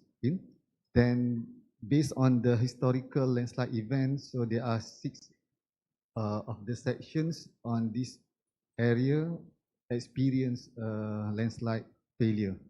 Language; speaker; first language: English; non-native, fluent; Malay